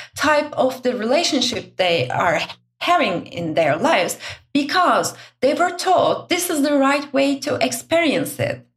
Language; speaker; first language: English; non-native, fluent; Turkish